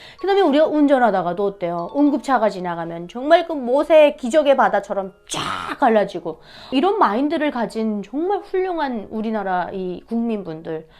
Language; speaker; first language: Korean; native; Korean